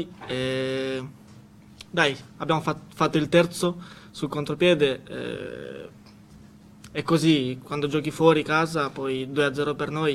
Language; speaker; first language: Italian; non-native, learner; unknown